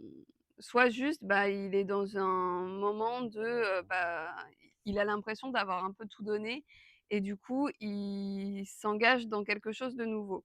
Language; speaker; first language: French; native; French